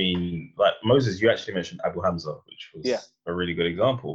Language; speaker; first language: English; native; English